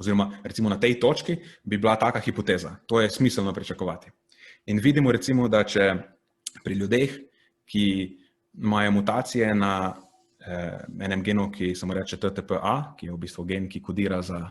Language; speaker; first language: Slovenian; native; Slovenian